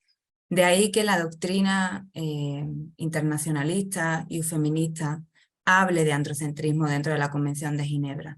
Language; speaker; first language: Spanish; native; Spanish